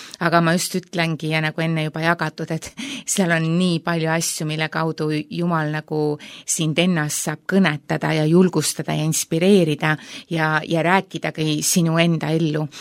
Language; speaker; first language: Estonian; native; Estonian